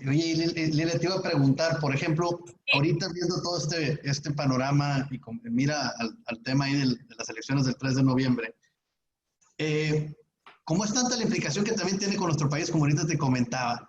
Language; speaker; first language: Spanish; native; Spanish